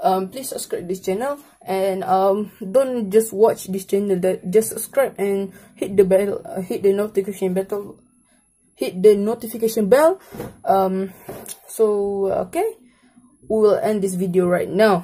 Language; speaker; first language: English; non-native, local second language; Malay